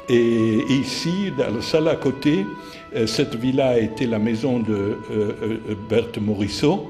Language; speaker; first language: French; non-native, fluent; Italian